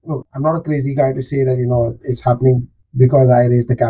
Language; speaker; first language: English; non-native, local second language; Marathi